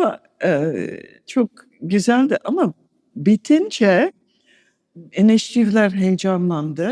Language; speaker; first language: Turkish; non-native, fluent; English